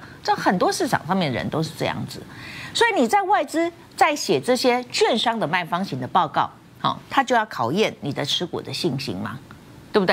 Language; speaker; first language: Chinese; native; Chinese